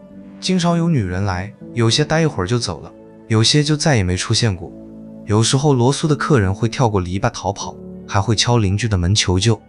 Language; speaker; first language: Chinese; native; Chinese